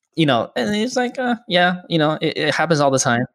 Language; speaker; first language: English; early bilingual, other home language; Chinese